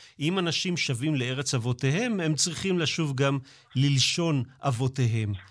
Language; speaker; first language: Hebrew; native; Hebrew